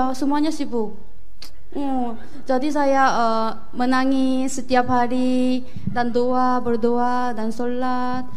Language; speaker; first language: Indonesian; non-native, fluent; Korean